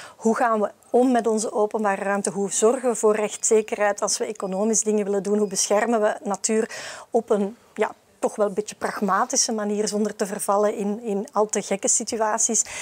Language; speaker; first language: Dutch; native; Dutch